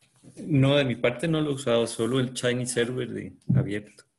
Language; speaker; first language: Spanish; native; Spanish